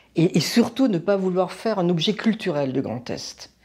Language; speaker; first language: French; native; French